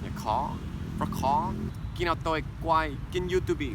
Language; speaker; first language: Vietnamese; non-native, learner; English